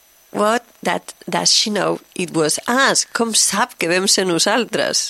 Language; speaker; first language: English; non-native, fluent; Catalan